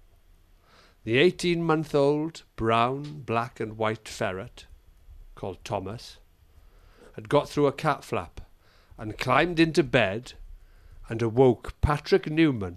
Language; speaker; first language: English; native; English